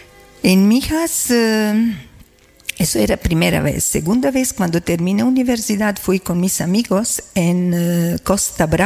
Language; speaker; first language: Spanish; non-native, learner; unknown